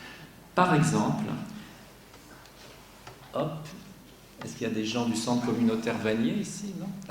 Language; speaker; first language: French; native; French